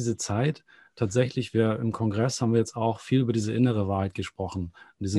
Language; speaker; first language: German; native; German